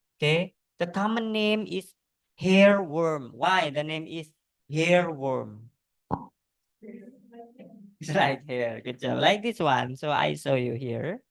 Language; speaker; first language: English; non-native, learner; Indonesian